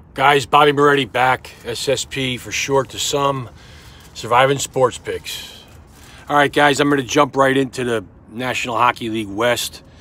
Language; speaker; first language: English; native; English